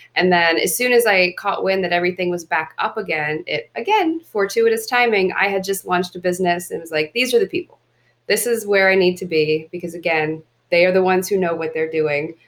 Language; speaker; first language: English; native; English